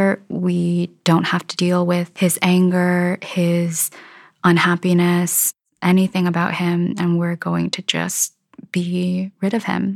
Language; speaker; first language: English; native; English